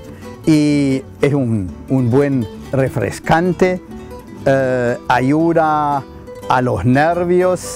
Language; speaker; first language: Spanish; non-native, fluent; German